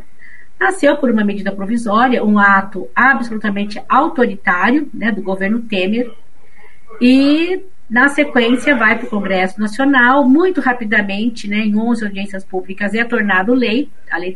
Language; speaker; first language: Portuguese; native; Portuguese